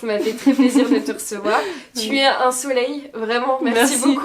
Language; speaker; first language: French; native; French